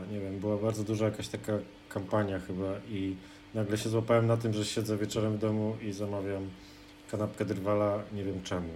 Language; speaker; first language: Polish; native; Polish